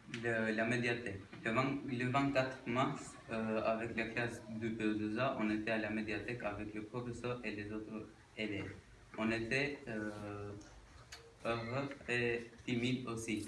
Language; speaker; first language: French; non-native, learner; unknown